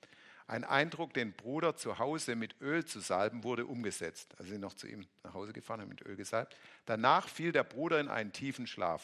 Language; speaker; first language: German; native; German